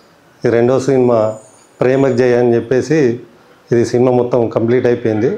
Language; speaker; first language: Telugu; native; Telugu